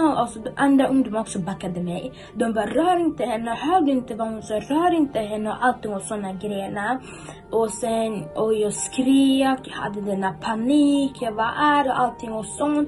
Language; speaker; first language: Swedish; early bilingual, other home language; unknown